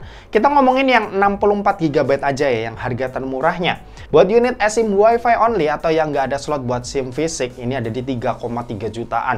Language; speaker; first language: Indonesian; native; Indonesian